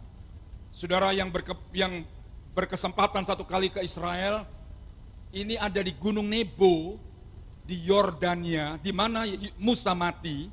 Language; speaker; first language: Indonesian; non-native, local second language; Javanese